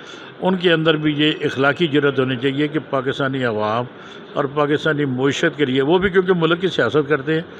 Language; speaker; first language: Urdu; non-native, local second language; Punjabi